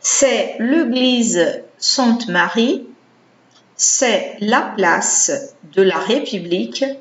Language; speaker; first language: French; non-native, fluent; Portuguese